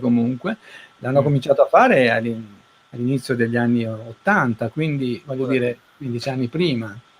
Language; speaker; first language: Italian; native; Italian